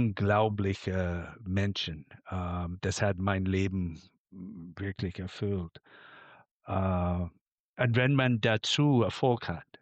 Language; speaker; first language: German; non-native, fluent; English